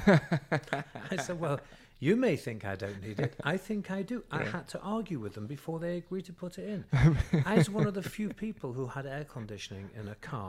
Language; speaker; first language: English; native; English